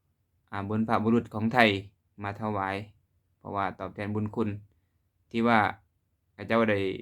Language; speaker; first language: Thai; non-native, local second language; Lao